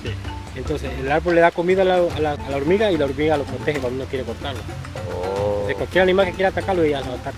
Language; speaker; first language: Spanish; native; Spanish